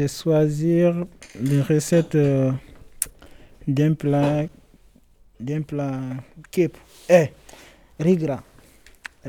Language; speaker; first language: French; non-native, learner; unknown